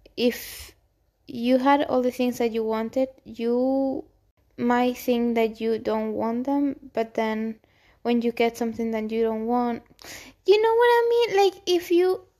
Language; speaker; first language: English; non-native, fluent; Spanish